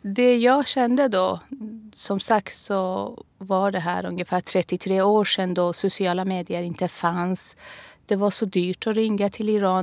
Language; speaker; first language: Swedish; non-native, fluent; Persian